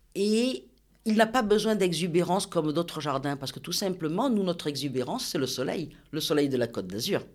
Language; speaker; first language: French; native; French